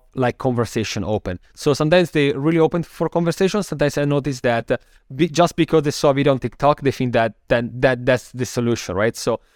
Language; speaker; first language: English; non-native, fluent; Italian